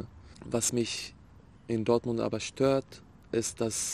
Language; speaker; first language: German; non-native, fluent; Arabic